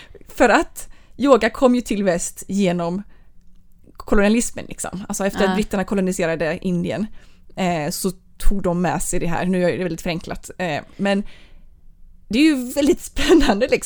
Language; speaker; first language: Swedish; native; Swedish